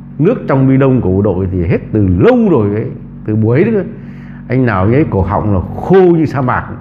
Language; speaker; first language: Vietnamese; native; Vietnamese